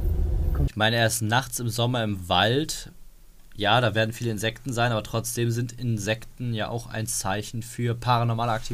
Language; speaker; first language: German; native; German